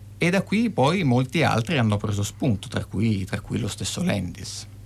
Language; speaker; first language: Italian; native; Italian